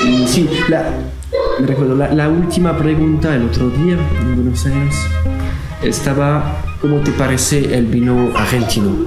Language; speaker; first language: Spanish; non-native, learner; French